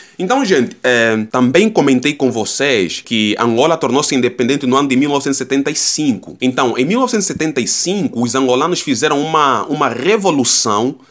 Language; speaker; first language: Portuguese; native; Portuguese